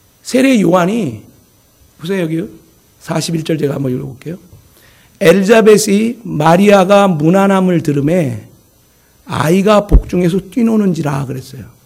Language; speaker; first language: Korean; native; Korean